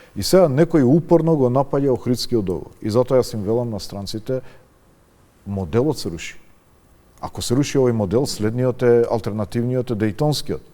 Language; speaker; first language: Macedonian; non-native, local second language; Albanian